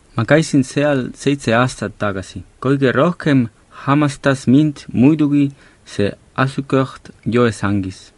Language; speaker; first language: Estonian; non-native, fluent; Catalan